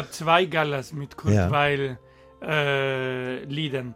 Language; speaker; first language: German; non-native, fluent; Spanish